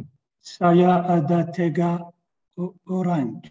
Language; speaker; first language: Indonesian; non-native, learner; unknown